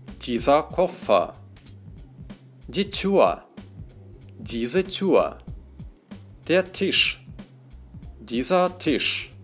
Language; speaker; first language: German; non-native, fluent; Russian